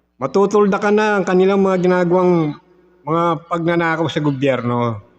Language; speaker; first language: Filipino; native; Filipino